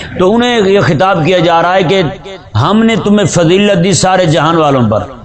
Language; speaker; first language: Urdu; non-native, local second language; Punjabi